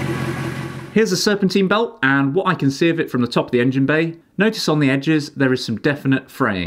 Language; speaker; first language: English; native; English